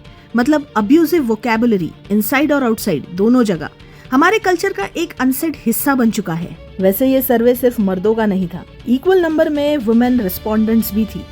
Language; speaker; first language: Hindi; native; Hindi